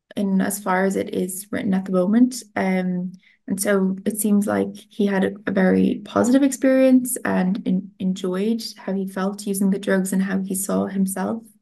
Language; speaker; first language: English; non-native, fluent; Italian